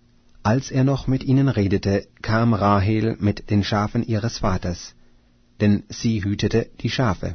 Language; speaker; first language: German; native; German